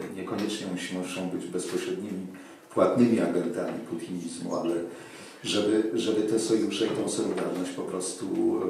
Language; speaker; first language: Polish; native; Polish